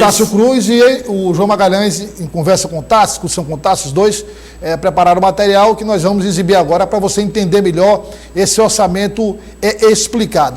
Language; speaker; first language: Portuguese; native; Portuguese